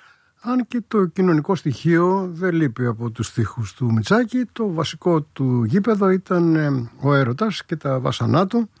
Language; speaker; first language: Greek; native; Greek